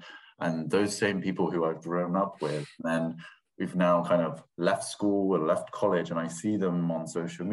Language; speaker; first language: English; non-native, local second language; Thai